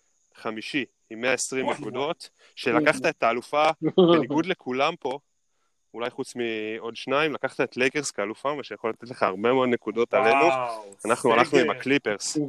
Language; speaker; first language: Hebrew; native; Hebrew